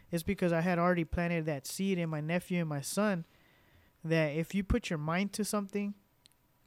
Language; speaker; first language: English; early bilingual, other home language; Spanish